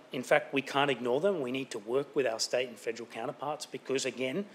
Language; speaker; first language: English; native; English